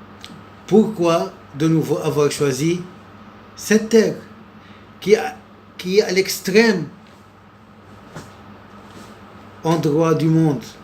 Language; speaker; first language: French; non-native, local second language; Arabic